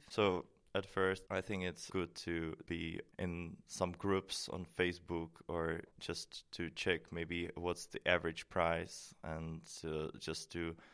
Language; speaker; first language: English; non-native, fluent; Czech